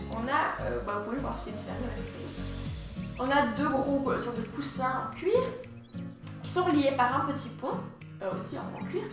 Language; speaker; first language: French; native; French